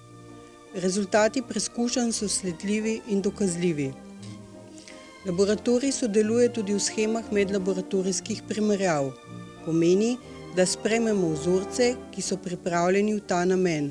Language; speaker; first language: Slovenian; native; Slovenian